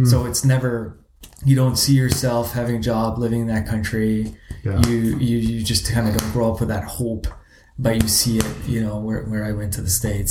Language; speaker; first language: English; native; English